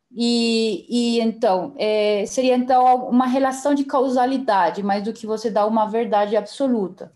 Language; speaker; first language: Portuguese; non-native, fluent; Spanish